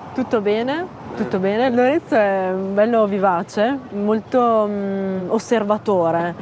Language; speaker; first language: Italian; native; Italian